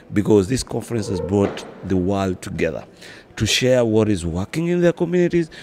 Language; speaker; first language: English; non-native, local second language; Luo (Kenya and Tanzania)